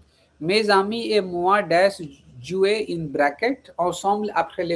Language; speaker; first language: French; non-native, fluent; Hindi